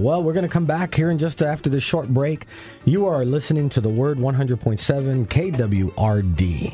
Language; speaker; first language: English; early bilingual, other home language; Spanish